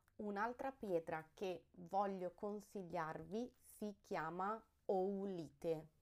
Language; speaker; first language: Italian; early bilingual, heritage; Italian